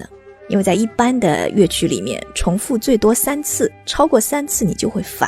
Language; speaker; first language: Chinese; native; Chinese